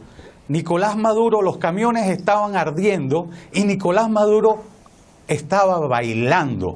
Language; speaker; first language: Spanish; native; Spanish